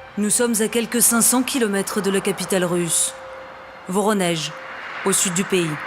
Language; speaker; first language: French; native; French